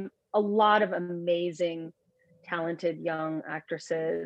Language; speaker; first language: English; native; English